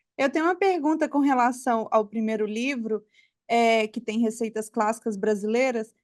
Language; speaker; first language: Portuguese; native; Portuguese